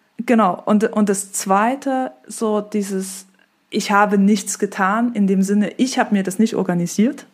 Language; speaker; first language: German; native; German